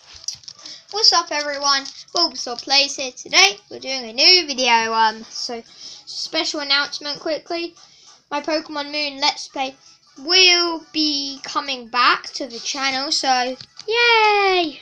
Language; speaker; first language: English; native; English